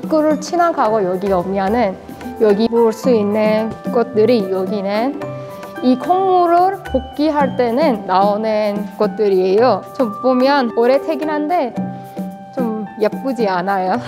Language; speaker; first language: Korean; non-native, fluent; Persian